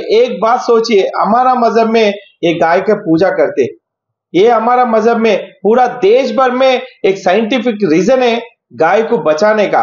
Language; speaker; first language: Hindi; non-native, local second language; Telugu